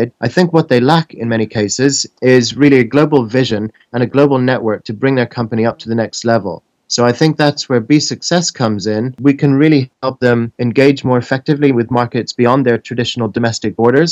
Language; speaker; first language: English; native; English